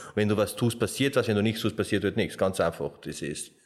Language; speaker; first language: German; non-native, fluent; Slovenian